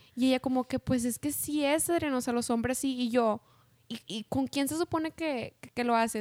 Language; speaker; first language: Spanish; early bilingual, heritage; Spanish